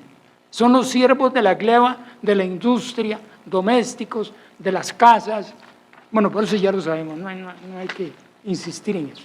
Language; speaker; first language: Spanish; native; Spanish